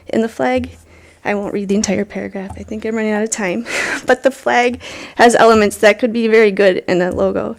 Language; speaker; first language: English; native; English